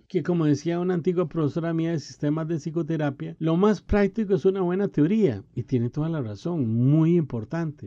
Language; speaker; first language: Spanish; native; Spanish